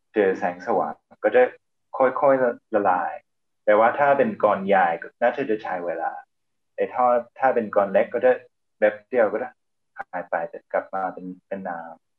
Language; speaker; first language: Thai; non-native, fluent; English